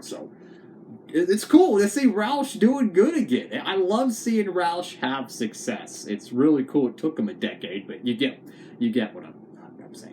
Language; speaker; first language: English; native; English